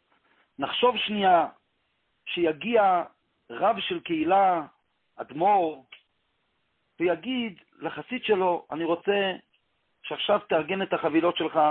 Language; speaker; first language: Hebrew; non-native, local second language; Yiddish